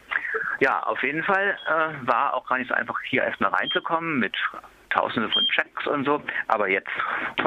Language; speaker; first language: German; native; German